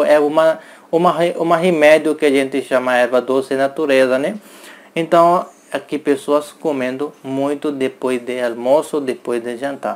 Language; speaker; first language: Portuguese; non-native, learner; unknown